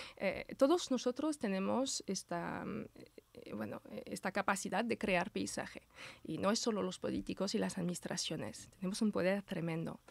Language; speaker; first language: Spanish; non-native, fluent; French